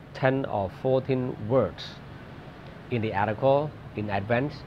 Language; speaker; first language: English; non-native, fluent; Khmer